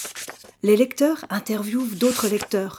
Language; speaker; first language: French; native; French